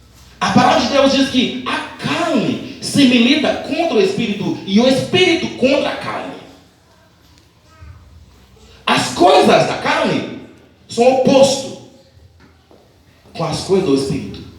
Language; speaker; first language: Portuguese; non-native, learner; Haitian Creole